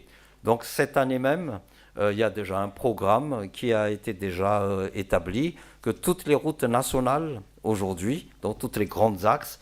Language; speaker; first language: French; non-native, local second language; Malagasy